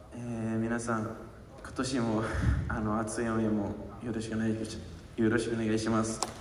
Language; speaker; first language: Japanese; non-native, learner; Portuguese